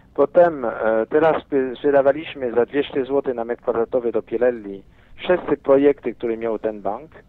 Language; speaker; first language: Polish; non-native, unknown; French